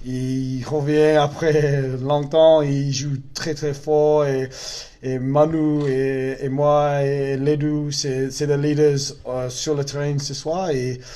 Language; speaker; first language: French; non-native, learner; English